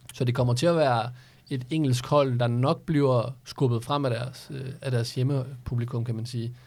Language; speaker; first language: Danish; native; Danish